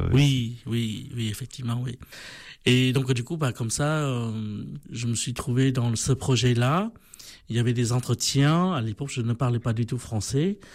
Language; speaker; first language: French; non-native, fluent; Vietnamese